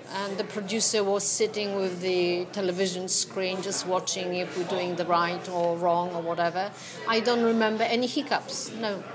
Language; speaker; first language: English; non-native, fluent; Polish